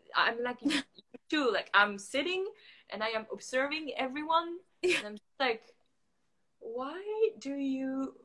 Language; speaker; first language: English; non-native, fluent; French